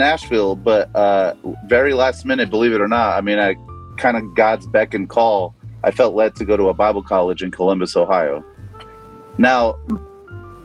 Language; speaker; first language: English; native; English